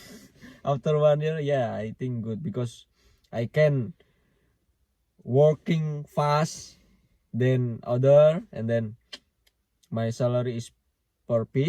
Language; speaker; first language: English; non-native, learner; Indonesian